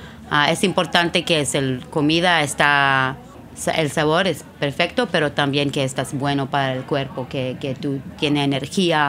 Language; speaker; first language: Spanish; non-native, learner; Hebrew